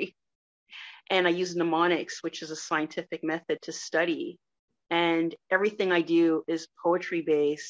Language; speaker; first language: English; non-native, fluent; French